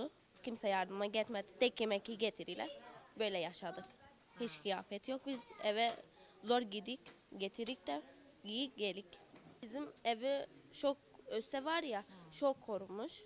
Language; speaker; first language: Turkish; early bilingual, other home language; Arabic